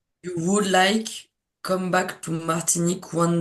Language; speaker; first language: English; non-native, learner; French